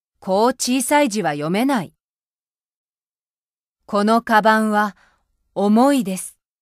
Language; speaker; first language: Japanese; native; Japanese